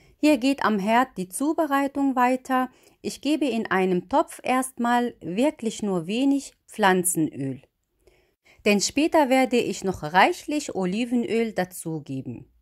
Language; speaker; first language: German; non-native, fluent; Arabic